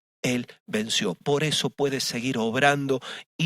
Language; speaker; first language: Spanish; native; Spanish